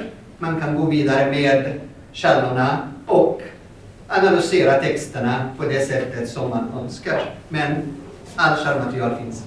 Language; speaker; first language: Swedish; non-native, fluent; Arabic